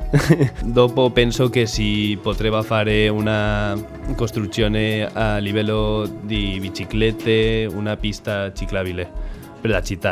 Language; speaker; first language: Italian; non-native, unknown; Spanish